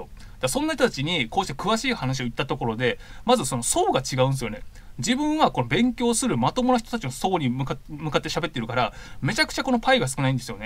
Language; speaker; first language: Japanese; native; Japanese